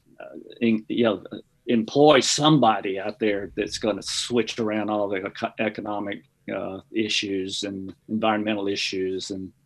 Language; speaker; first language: English; native; English